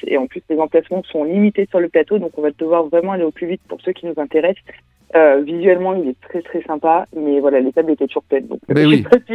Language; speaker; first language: French; native; French